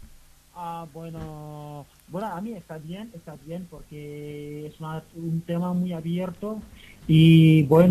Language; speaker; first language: Spanish; non-native, learner; Wolof